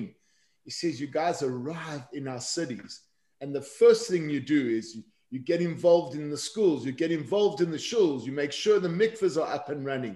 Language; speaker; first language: English; native; English